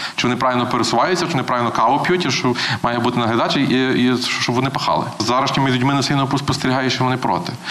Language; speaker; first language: Ukrainian; native; Ukrainian